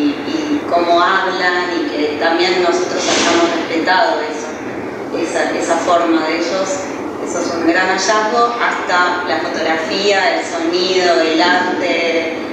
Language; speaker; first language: Spanish; native; Spanish